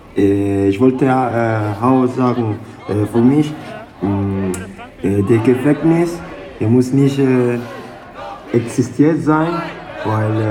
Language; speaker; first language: German; non-native, learner; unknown